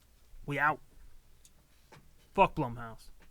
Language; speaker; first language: English; native; English